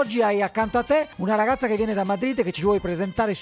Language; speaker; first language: Italian; native; Italian